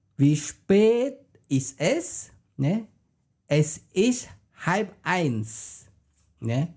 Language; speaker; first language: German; non-native, fluent; Khmer